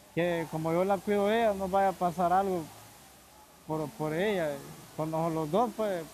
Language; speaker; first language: Spanish; native; Spanish